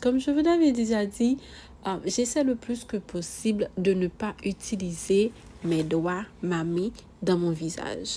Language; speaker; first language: French; non-native, local second language; Haitian Creole